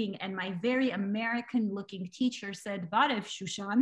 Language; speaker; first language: English; early bilingual, other home language; Armenian